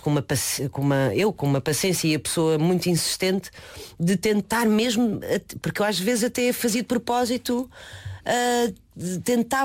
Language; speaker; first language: Portuguese; non-native, local second language; Chinese